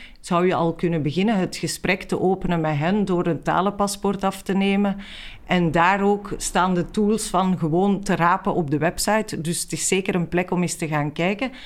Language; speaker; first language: Dutch; native; Dutch